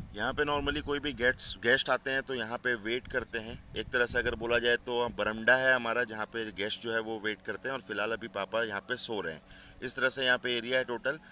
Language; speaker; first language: Hindi; non-native, local second language; Odia